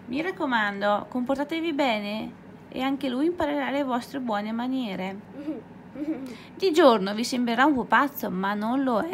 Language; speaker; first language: Italian; native; Italian